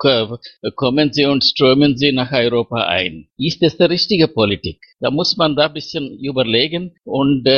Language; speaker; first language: German; non-native, fluent; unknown